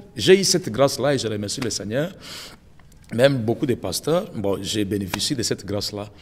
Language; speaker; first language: French; non-native, local second language; Lingala